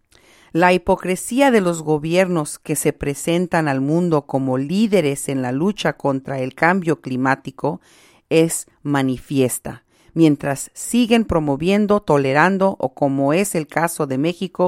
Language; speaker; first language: Spanish; native; Spanish